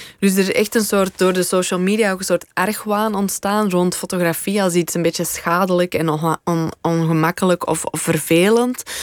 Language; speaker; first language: Dutch; native; Dutch